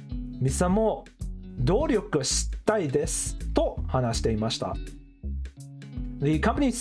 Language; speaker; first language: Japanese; non-native, learner; English